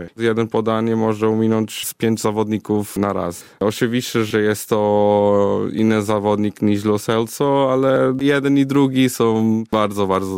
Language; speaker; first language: Polish; non-native, fluent; Portuguese